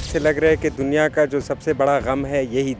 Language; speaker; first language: Hindi; non-native, fluent; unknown